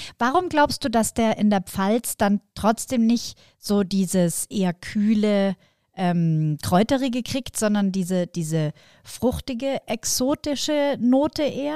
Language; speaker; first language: German; native; German